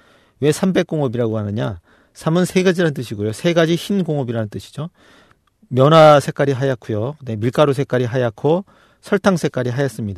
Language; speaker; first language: Korean; native; Korean